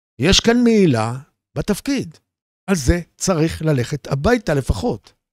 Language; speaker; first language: Hebrew; native; Hebrew